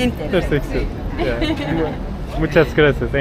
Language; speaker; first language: Spanish; non-native, learner; Turkish